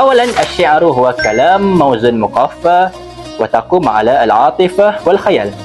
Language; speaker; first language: Arabic; non-native, learner; Malay